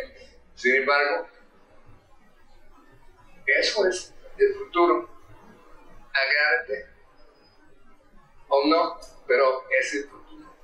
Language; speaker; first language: Spanish; non-native, fluent; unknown